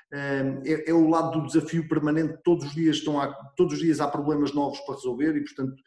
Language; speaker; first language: Portuguese; native; Portuguese